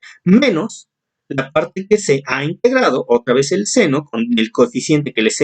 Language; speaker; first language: Spanish; native; Spanish